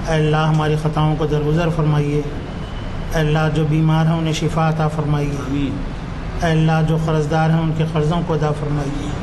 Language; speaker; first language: Urdu; native; Urdu